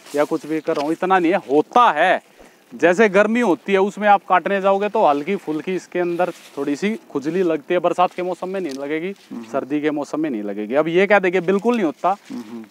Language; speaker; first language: Hindi; native; Hindi